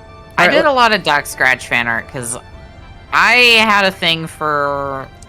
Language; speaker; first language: English; native; English